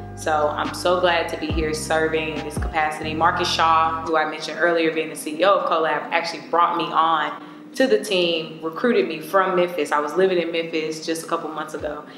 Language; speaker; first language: English; native; English